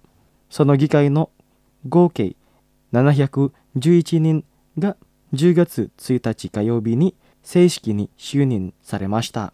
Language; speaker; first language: Japanese; non-native, fluent; Indonesian